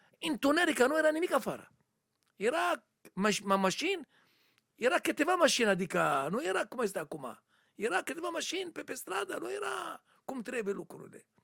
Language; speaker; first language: Romanian; non-native, learner; Hebrew